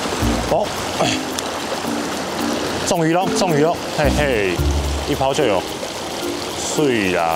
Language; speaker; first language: Chinese; native; Chinese